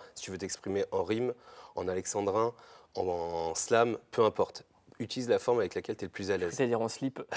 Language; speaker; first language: French; native; French